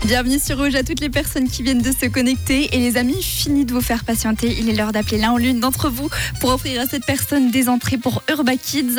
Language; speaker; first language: French; native; French